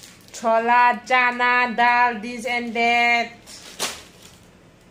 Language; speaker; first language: Hindi; non-native, local second language; Bangla